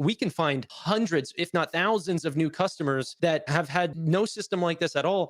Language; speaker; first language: English; native; English